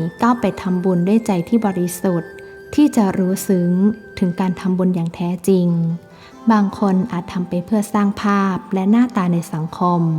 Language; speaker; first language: Thai; native; Thai